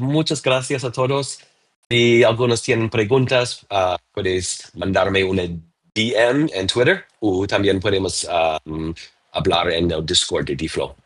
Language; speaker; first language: Spanish; non-native, learner; English